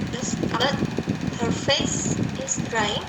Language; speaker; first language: English; non-native, learner; Indonesian